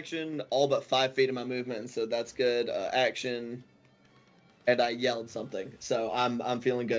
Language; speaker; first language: English; native; English